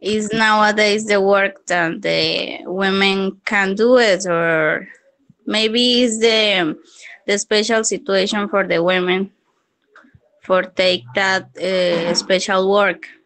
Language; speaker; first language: English; non-native, learner; Spanish